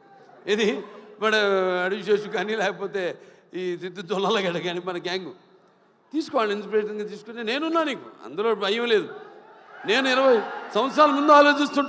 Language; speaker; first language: Telugu; native; Telugu